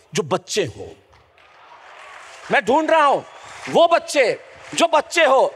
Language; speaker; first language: Hindi; native; Hindi